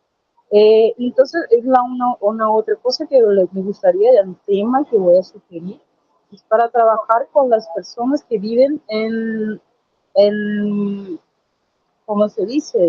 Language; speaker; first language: Spanish; non-native, learner; Portuguese